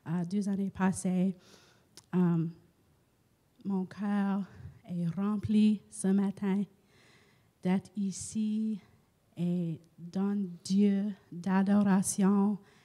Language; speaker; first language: French; non-native, learner; English